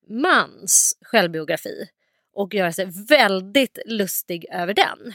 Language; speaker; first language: Swedish; native; Swedish